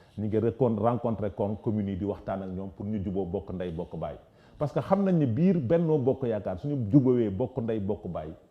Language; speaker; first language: Wolof; native; Wolof